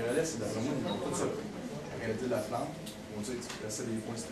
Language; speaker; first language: French; native; French